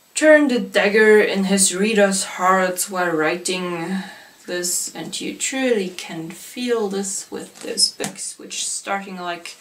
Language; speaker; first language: English; non-native, fluent; German